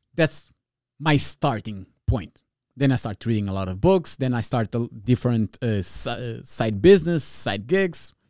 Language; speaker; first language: English; non-native, fluent; Portuguese